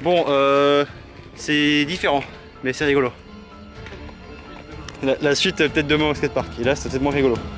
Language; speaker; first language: French; native; French